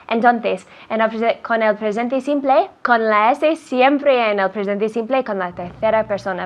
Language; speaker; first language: Spanish; non-native, fluent; English